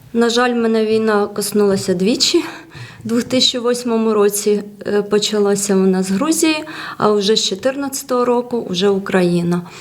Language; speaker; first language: Ukrainian; non-native, fluent; Georgian